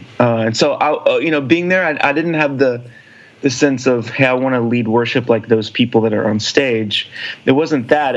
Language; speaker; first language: English; native; English